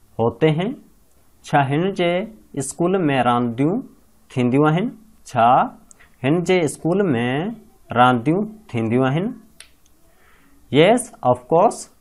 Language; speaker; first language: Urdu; non-native, local second language; Sindhi